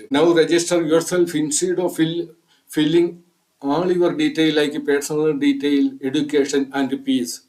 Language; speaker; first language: English; non-native, local second language; Malayalam